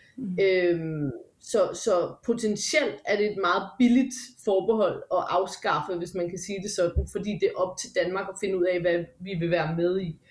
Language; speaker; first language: Danish; native; Danish